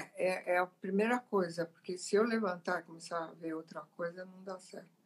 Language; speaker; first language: Portuguese; early bilingual, other home language; Italian